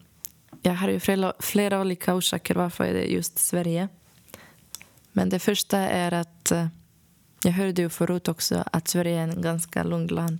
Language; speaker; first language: Swedish; non-native, fluent; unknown